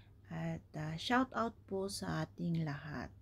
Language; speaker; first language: Filipino; native; Filipino